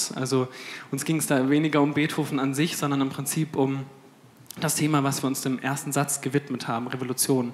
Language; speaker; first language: German; native; German